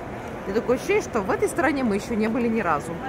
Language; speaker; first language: Russian; native; Russian